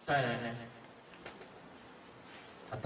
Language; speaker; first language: Chinese; native; Chinese